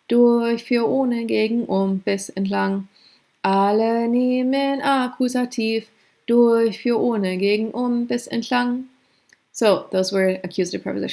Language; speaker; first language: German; non-native, fluent; English